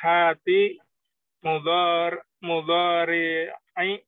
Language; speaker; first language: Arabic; non-native, learner; Indonesian